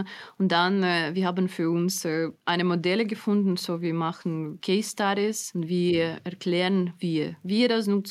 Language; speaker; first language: German; non-native, fluent; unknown